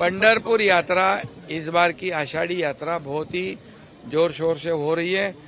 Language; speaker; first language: Hindi; non-native, local second language; Marathi